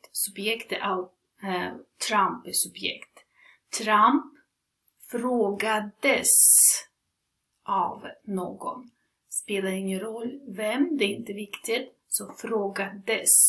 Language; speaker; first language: Swedish; non-native, fluent; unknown